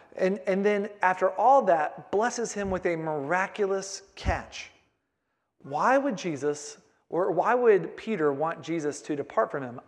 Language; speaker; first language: English; native; English